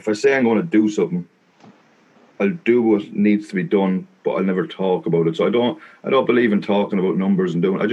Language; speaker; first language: English; native; English